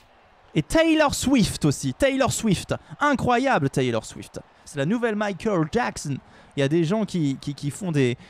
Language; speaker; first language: French; native; French